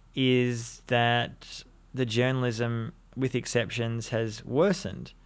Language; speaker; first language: English; native; English